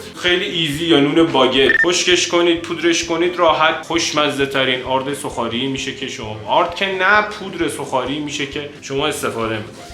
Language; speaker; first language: Persian; native; Persian